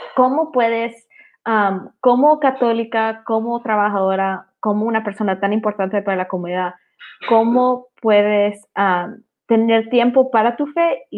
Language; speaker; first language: Spanish; early bilingual, heritage; Spanish